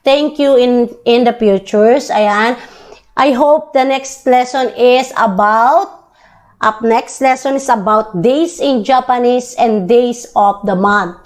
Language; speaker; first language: English; non-native, local second language; Filipino